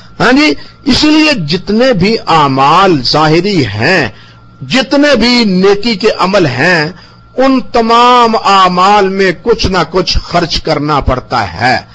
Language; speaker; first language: Urdu; non-native, local second language; Punjabi